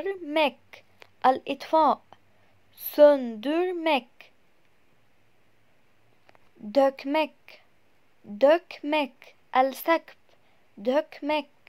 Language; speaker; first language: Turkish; non-native, fluent; Arabic